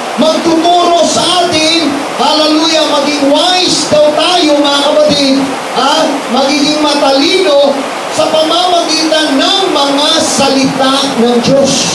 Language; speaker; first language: Filipino; non-native, local second language; Cebuano